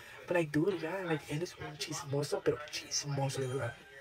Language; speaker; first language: Spanish; early bilingual, heritage; Spanish